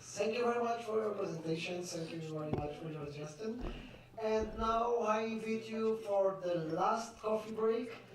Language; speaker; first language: English; non-native, fluent; Portuguese